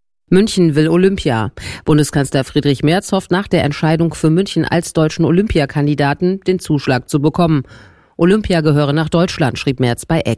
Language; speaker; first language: German; native; German